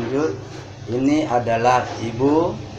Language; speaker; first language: Indonesian; native; Indonesian